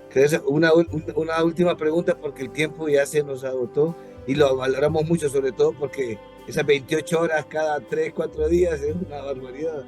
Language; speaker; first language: Spanish; native; Spanish